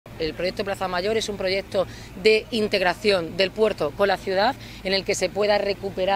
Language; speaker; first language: Spanish; native; Spanish